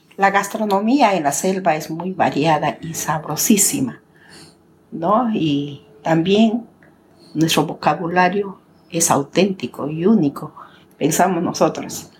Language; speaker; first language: Spanish; native; Spanish